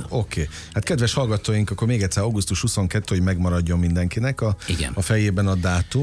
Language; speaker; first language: Hungarian; native; Hungarian